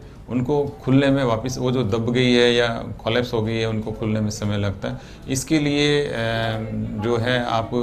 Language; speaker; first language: Hindi; native; Hindi